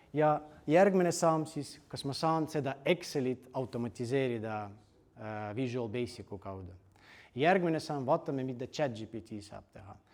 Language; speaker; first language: Estonian; non-native, fluent; Russian